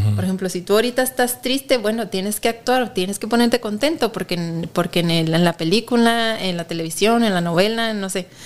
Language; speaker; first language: Spanish; native; Spanish